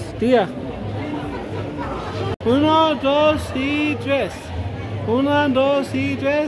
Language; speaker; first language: Spanish; early bilingual, heritage; Spanish